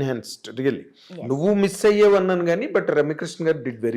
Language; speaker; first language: Telugu; native; Telugu